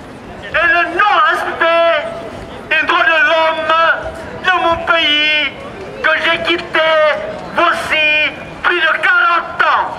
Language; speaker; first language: French; non-native, fluent; Lao